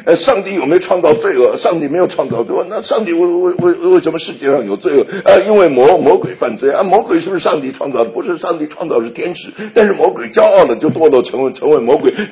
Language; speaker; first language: Chinese; native; Chinese